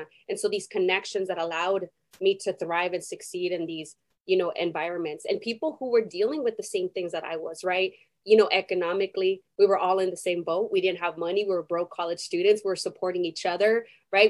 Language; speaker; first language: English; non-native, fluent; Spanish